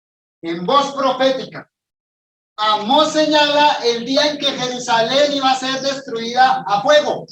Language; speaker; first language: Spanish; native; Spanish